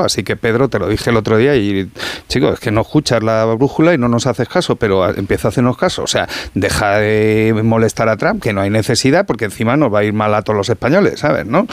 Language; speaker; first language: Spanish; native; Spanish